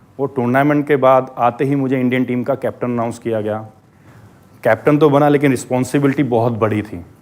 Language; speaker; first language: Hindi; non-native, local second language; Punjabi